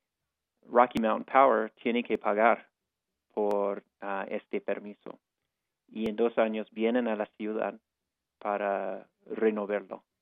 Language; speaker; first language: Spanish; non-native, fluent; English